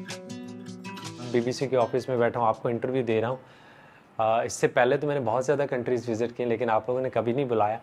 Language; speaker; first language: Urdu; native; Urdu